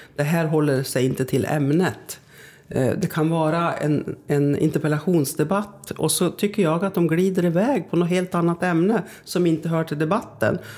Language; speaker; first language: Swedish; native; Swedish